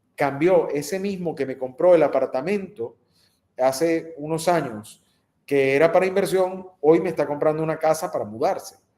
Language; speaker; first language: Spanish; native; Spanish